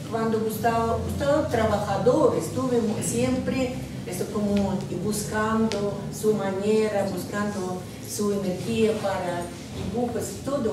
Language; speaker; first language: Spanish; non-native, learner; Russian